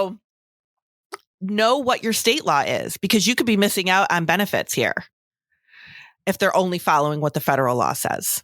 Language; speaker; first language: English; native; English